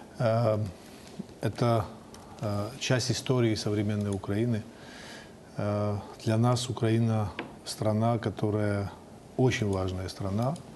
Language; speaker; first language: Russian; non-native, local second language; Georgian